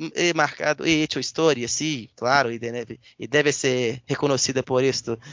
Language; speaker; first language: Spanish; non-native, learner; Portuguese